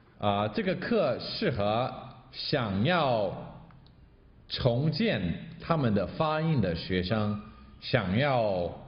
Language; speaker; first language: Chinese; non-native, fluent; English